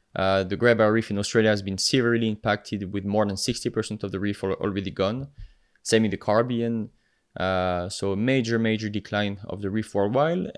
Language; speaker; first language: English; non-native, fluent; French